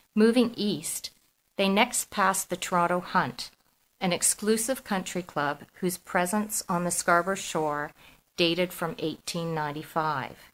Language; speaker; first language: English; native; English